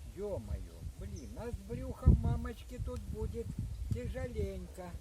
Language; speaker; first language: Russian; non-native, local second language; Ukrainian